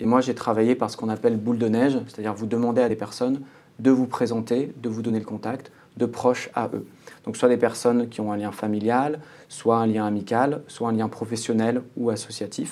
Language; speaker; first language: French; native; French